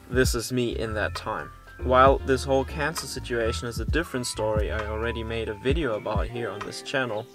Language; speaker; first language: English; early bilingual, heritage; German